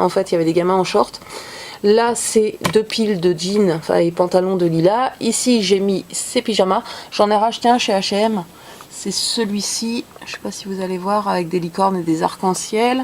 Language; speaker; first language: French; native; French